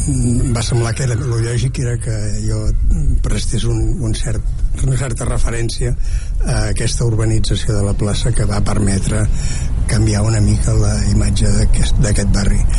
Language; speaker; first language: Catalan; non-native, local second language; Spanish